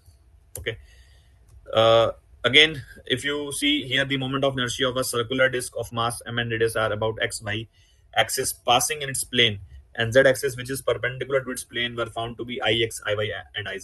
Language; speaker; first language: English; non-native, local second language; Hindi